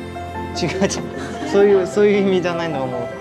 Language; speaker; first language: Japanese; non-native, learner; Burmese